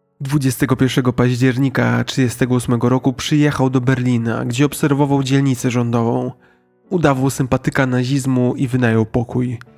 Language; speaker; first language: Polish; native; Polish